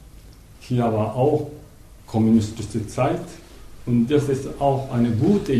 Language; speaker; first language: German; non-native, learner; Japanese